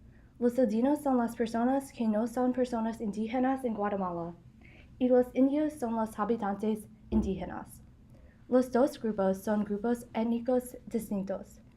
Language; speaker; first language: Spanish; non-native, learner; English